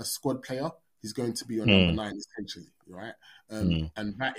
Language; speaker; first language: English; native; English